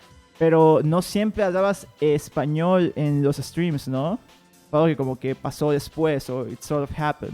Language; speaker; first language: Spanish; native; Spanish